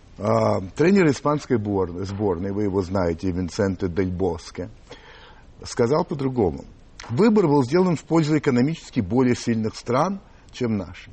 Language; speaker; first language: Russian; native; Russian